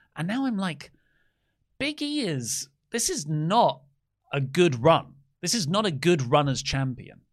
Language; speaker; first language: English; native; English